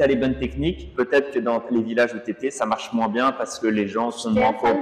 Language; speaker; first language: French; native; French